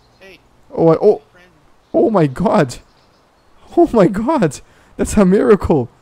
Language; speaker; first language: English; non-native, fluent; Portuguese